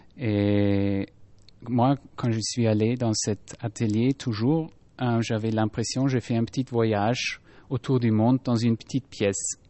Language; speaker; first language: French; non-native, fluent; German